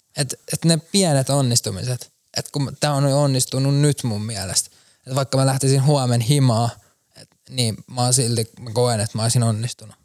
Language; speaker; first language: Finnish; native; Finnish